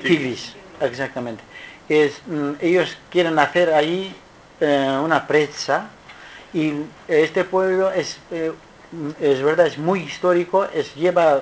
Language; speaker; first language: Spanish; non-native, learner; Kurdish